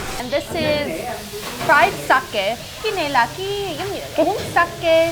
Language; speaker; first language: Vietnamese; early bilingual, heritage; Vietnamese